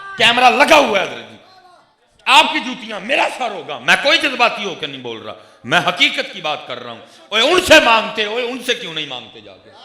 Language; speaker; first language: Urdu; non-native, local second language; Punjabi